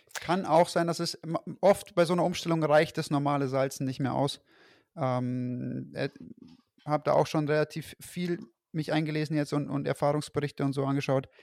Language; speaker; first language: German; native; German